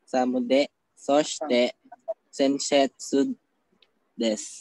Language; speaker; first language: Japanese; non-native, learner; Filipino